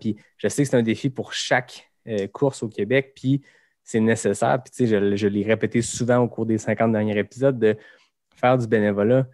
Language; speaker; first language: French; native; French